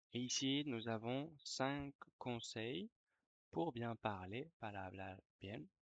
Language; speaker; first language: French; non-native, fluent; Spanish